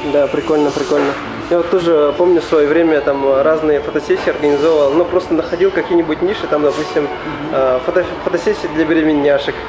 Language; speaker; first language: Russian; native; Russian